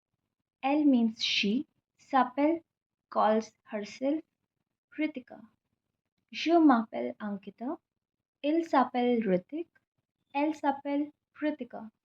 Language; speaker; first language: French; non-native, fluent; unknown